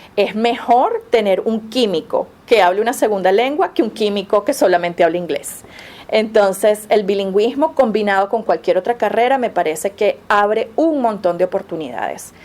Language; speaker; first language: Spanish; native; Spanish